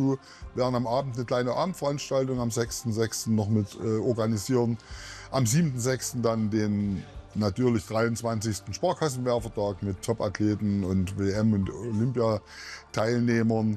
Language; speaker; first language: German; native; German